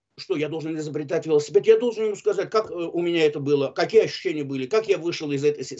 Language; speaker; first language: Russian; non-native, local second language; Azerbaijani